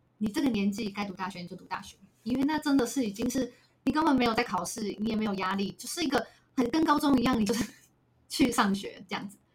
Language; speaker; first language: Chinese; native; Chinese